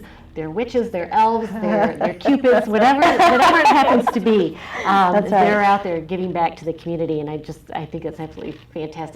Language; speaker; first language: English; native; English